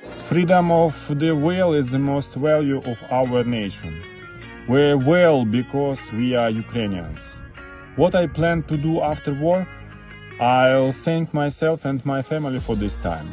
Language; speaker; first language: English; non-native, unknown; Ukrainian